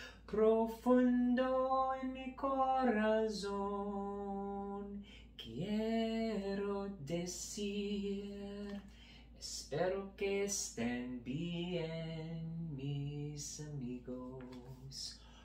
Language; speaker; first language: Spanish; non-native, learner; English